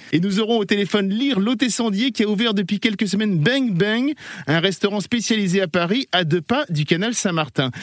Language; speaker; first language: French; native; French